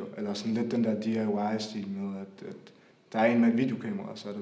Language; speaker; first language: Danish; native; Danish